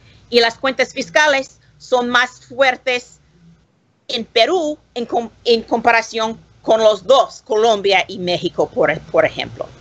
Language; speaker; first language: Spanish; non-native, learner; English